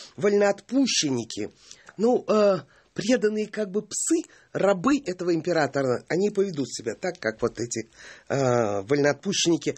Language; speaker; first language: Russian; native; Russian